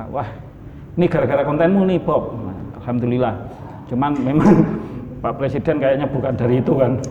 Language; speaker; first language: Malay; non-native, local second language; Javanese